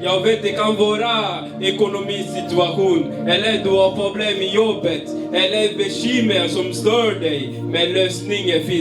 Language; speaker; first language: Swedish; non-native, learner; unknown